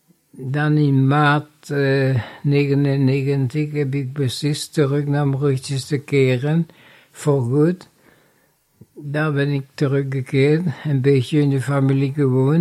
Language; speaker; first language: Dutch; non-native, fluent; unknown